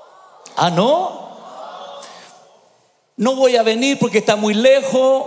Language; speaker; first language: Spanish; native; Spanish